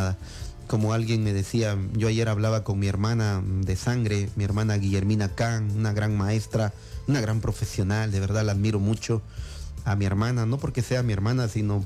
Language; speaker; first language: Spanish; native; Spanish